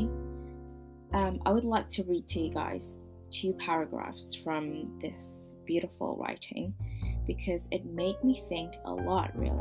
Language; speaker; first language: English; non-native, local second language; Cantonese